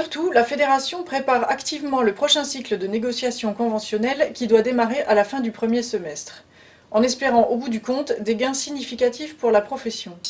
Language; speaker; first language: French; native; French